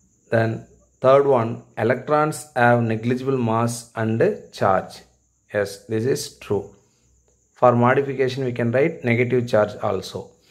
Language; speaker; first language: English; non-native, local second language; Tamil